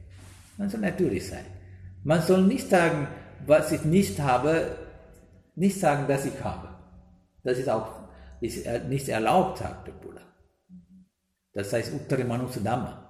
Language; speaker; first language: German; non-native, learner; Sinhala